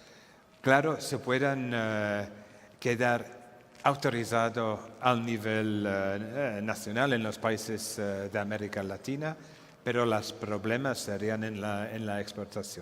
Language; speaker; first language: Spanish; non-native, fluent; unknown